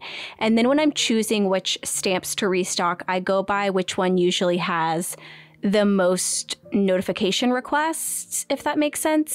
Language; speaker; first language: English; native; English